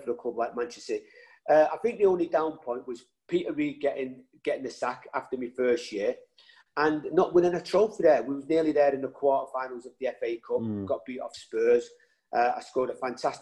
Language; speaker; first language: English; native; English